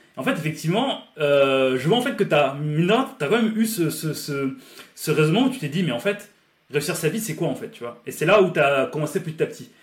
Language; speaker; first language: French; native; French